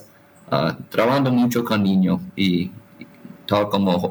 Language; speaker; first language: Spanish; non-native, fluent; English